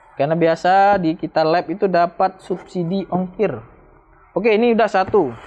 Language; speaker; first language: Indonesian; native; Indonesian